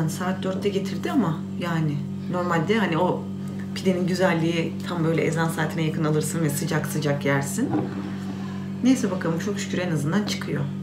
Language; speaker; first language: Turkish; native; Turkish